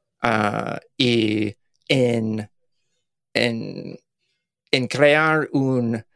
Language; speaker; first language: Spanish; non-native, learner; English